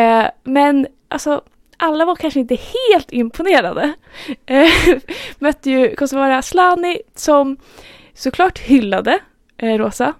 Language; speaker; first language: Swedish; native; Swedish